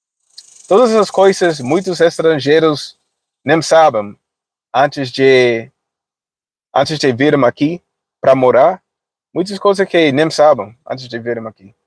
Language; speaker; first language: Portuguese; non-native, fluent; English